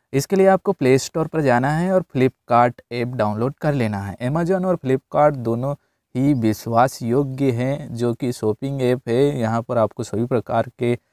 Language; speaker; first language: Hindi; native; Hindi